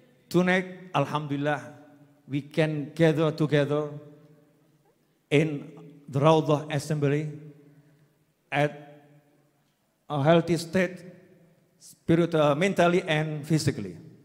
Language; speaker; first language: English; non-native, learner; Indonesian